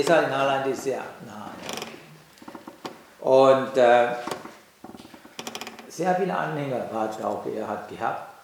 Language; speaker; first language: German; non-native, learner; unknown